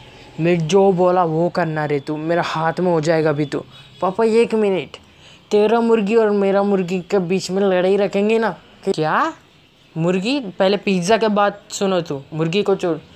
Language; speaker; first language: Hindi; native; Hindi